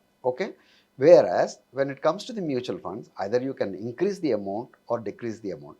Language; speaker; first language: English; non-native, local second language; Telugu